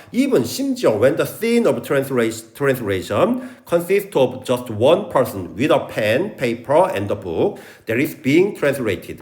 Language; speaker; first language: English; non-native, fluent; Korean